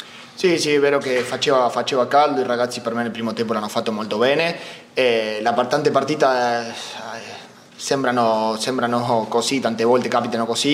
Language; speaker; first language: Italian; non-native, fluent; Spanish